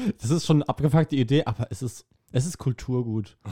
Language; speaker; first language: German; native; German